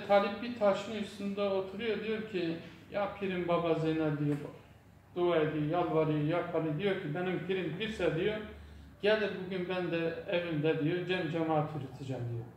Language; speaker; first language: Turkish; non-native, local second language; Zaza